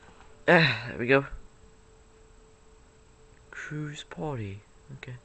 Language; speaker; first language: English; native; English